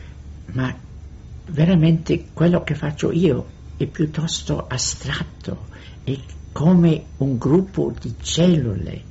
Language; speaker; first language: Italian; non-native, fluent; English